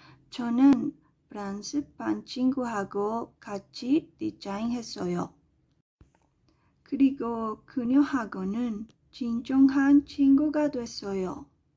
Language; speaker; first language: Korean; non-native, learner; Spanish